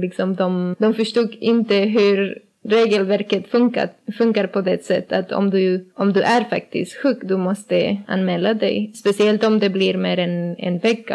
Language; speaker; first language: Swedish; non-native, learner; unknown